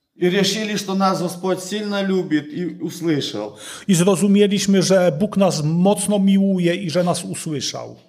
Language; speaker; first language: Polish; non-native, learner; Russian